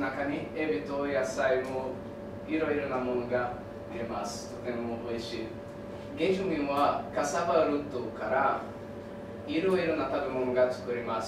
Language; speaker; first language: Japanese; non-native, learner; Portuguese